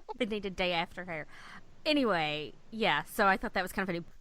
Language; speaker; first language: English; native; English